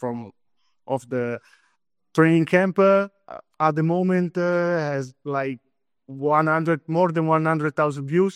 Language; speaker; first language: English; non-native, fluent; Italian